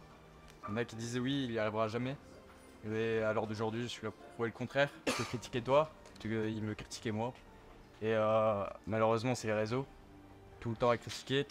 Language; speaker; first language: French; native; French